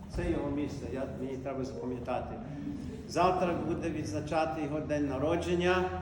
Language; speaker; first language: Ukrainian; native; Ukrainian